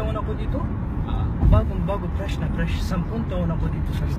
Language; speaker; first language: Filipino; non-native, fluent; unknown